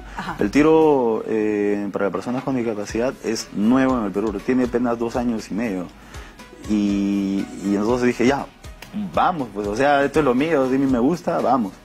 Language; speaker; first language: Spanish; native; Spanish